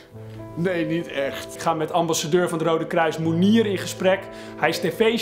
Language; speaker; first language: Dutch; native; Dutch